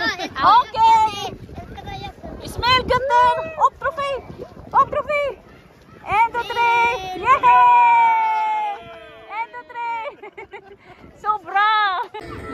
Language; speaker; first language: Norwegian; non-native, learner; Filipino